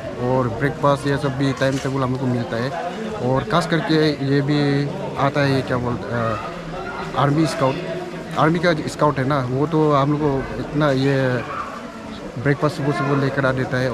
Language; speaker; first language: Hindi; non-native, local second language; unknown